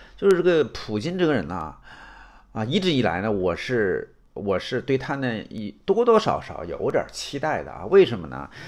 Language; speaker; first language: Chinese; native; Chinese